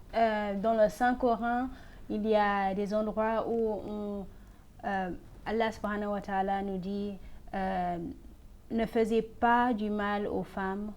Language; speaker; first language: French; non-native, fluent; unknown